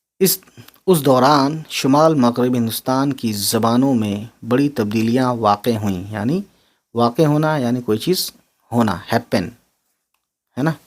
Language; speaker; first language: Urdu; native; Urdu